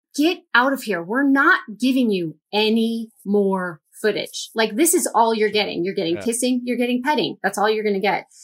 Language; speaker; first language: English; native; English